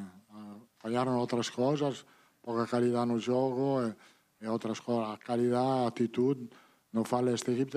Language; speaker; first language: Portuguese; non-native, fluent; Italian